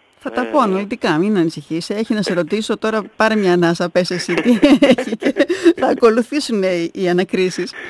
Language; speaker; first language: Greek; native; Greek